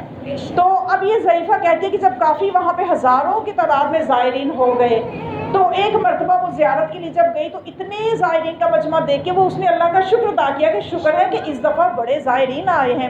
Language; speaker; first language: Urdu; native; Urdu